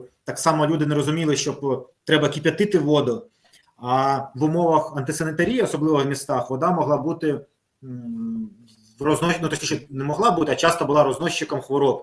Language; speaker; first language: Ukrainian; native; Ukrainian